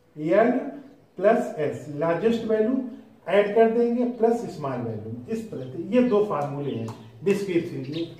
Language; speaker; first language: Hindi; native; Hindi